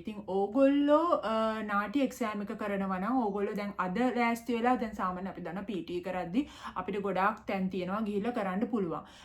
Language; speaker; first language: Sinhala; native; Sinhala